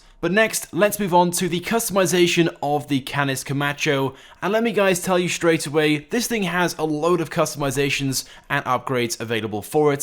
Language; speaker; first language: English; native; English